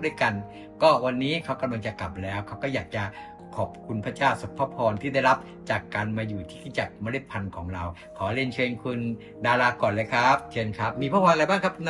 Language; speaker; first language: Thai; native; Thai